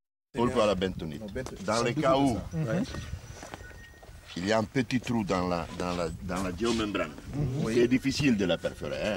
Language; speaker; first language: French; non-native, fluent; Italian